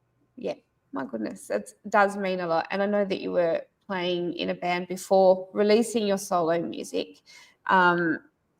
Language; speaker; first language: English; native; English